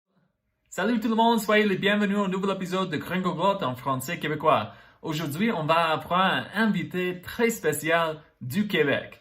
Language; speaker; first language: French; non-native, fluent; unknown